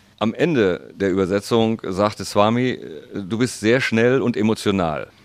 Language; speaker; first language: German; native; German